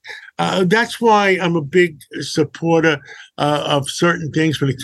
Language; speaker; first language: English; early bilingual, other home language; Greek